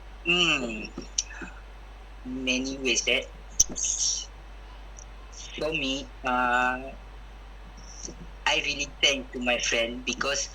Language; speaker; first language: English; non-native, local second language; Malay